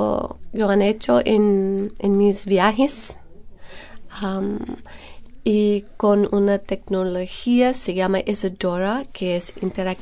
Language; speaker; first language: Spanish; non-native, fluent; English